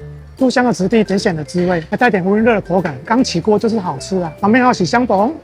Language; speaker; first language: Chinese; native; Chinese